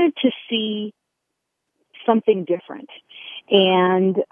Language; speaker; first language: English; native; English